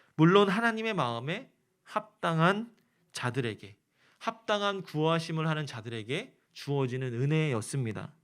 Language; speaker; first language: Korean; native; Korean